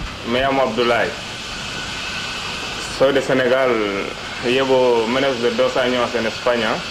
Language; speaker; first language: Spanish; non-native, learner; Wolof